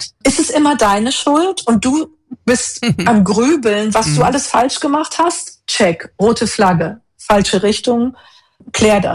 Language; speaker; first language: German; native; German